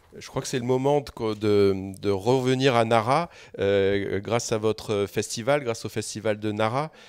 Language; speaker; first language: French; native; French